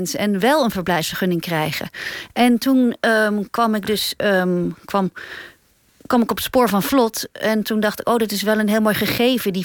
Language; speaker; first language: Dutch; native; Dutch